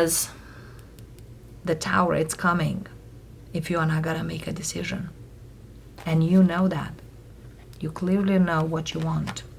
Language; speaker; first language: English; non-native, fluent; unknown